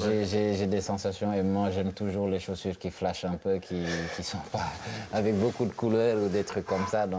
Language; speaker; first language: French; non-native, local second language; Wolof